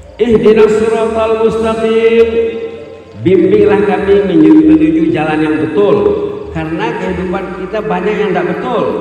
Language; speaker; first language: Indonesian; non-native, local second language; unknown